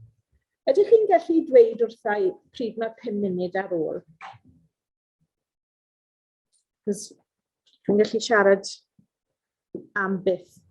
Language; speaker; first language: Welsh; non-native, local second language; English